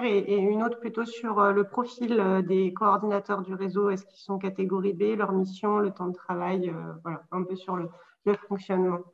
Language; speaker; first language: French; native; French